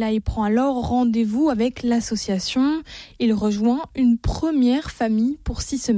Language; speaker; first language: French; native; French